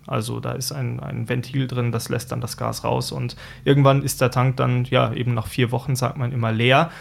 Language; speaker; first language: German; native; German